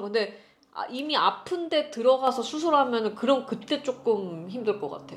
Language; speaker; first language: Korean; native; Korean